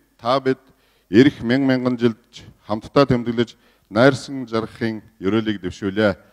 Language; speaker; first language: Mongolian; non-native, local second language; Kazakh